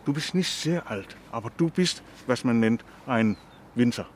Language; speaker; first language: German; non-native, learner; Danish